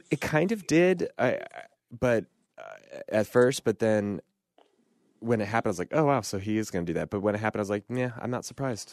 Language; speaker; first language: English; native; English